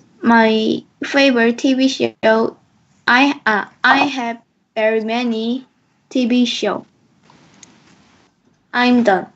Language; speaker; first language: English; non-native, learner; Korean